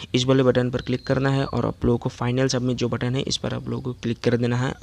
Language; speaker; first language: Hindi; non-native, local second language; Assamese